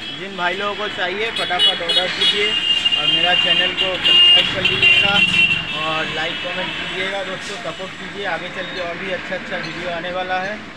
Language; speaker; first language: Hindi; non-native, local second language; Bangla